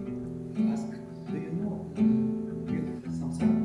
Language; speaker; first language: English; non-native, learner; Russian